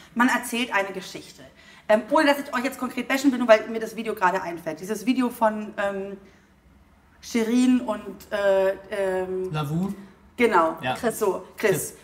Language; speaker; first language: German; native; German